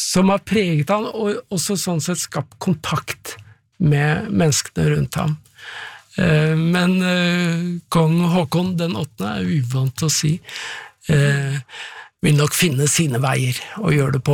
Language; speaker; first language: Norwegian; native; Norwegian